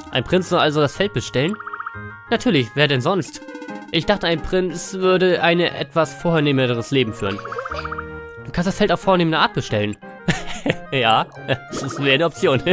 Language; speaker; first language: German; native; German